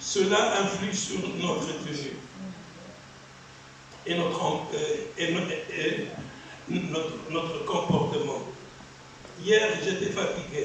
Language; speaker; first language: French; non-native, local second language; Arabic